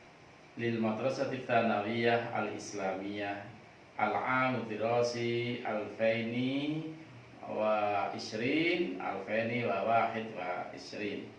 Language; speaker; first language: Arabic; non-native, fluent; Indonesian